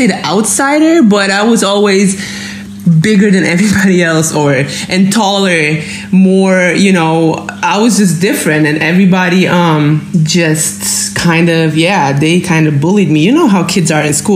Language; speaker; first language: English; non-native, fluent; German